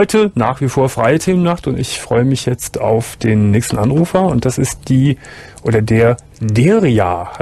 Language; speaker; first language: German; native; German